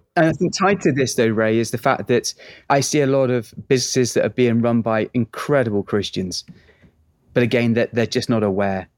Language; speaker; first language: English; native; English